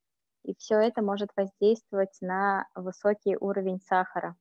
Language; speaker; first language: Russian; native; Russian